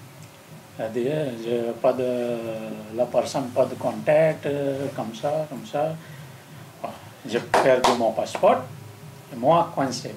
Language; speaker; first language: French; non-native, learner; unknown